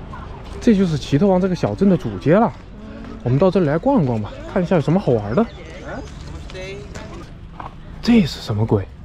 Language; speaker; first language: Chinese; native; Chinese